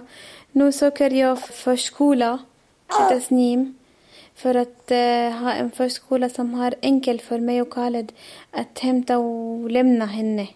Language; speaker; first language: Swedish; non-native, learner; Arabic